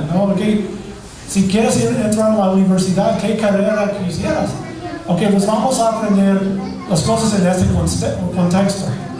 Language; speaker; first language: Spanish; non-native, fluent; English